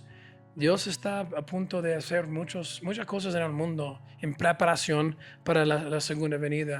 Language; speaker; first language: Spanish; non-native, fluent; English